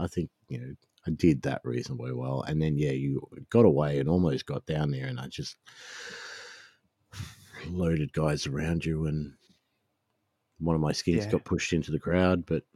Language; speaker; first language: English; native; English